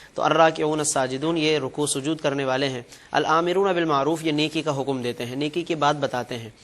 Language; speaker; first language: Urdu; native; Urdu